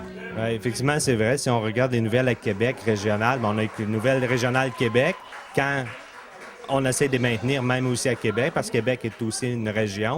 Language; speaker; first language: French; native; French